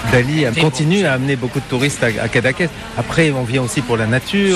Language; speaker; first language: French; native; French